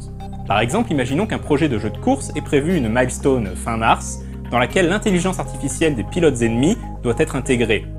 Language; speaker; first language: French; native; French